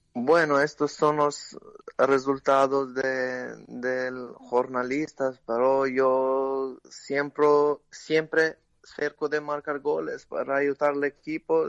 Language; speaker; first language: Spanish; non-native, learner; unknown